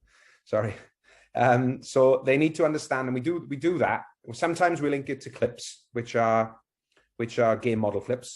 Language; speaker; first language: English; native; English